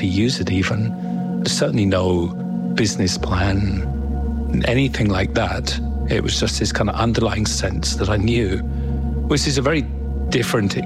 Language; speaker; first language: English; native; English